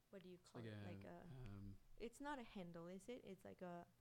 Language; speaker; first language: English; non-native, fluent; Spanish